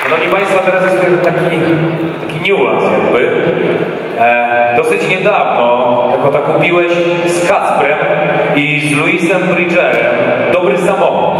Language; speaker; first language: Polish; native; Polish